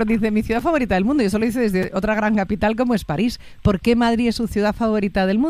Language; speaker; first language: Spanish; native; Spanish